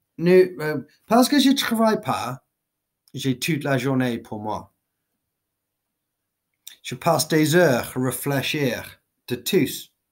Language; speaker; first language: French; non-native, learner; English